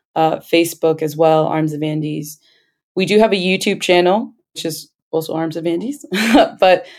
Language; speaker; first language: English; native; English